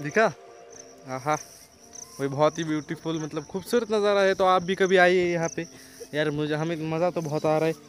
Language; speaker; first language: Hindi; non-native, local second language; Marathi